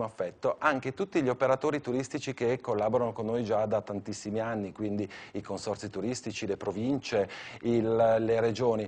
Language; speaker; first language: Italian; native; Italian